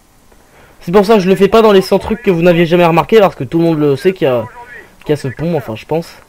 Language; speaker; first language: French; native; French